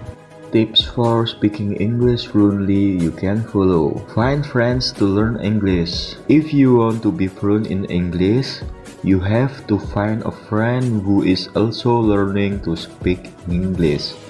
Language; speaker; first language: English; non-native, learner; Indonesian